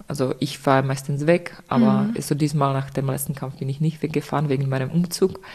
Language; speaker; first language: German; non-native, fluent; Czech